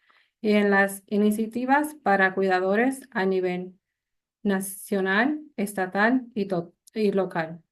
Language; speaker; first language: Spanish; early bilingual, heritage; Spanish